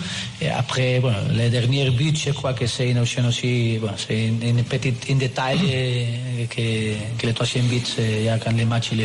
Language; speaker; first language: French; non-native, learner; Spanish